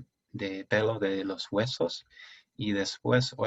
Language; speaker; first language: Spanish; non-native, fluent; English